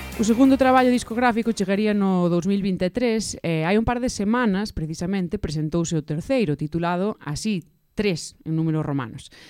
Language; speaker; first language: Galician; native; Galician